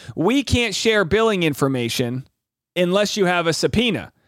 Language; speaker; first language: English; native; English